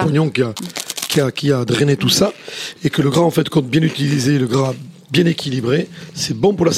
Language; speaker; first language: French; native; French